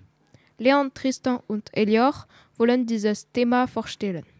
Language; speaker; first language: German; non-native, learner; French